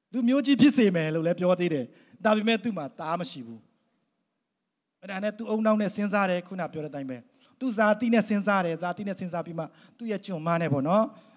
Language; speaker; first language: Burmese; non-native, local second language; Hakha Chin